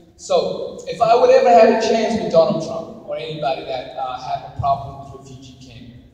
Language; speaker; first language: English; non-native, fluent; Somali